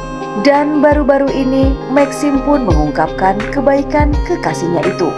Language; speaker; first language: Indonesian; native; Indonesian